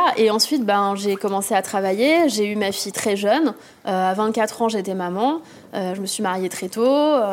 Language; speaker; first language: French; native; French